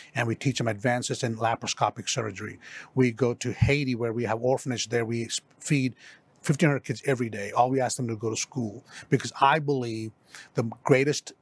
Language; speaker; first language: English; non-native, local second language; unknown